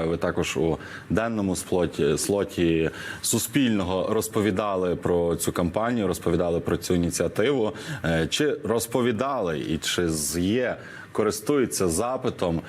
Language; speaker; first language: Ukrainian; native; Ukrainian